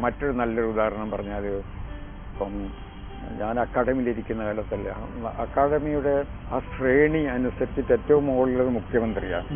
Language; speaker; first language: Malayalam; native; Malayalam